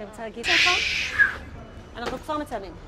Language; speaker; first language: Hebrew; native; Hebrew